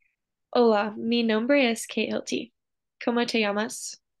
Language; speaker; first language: Spanish; non-native, learner; English